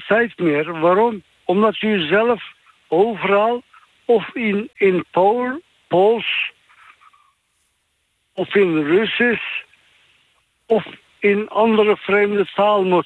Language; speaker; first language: Dutch; non-native, fluent; Turkish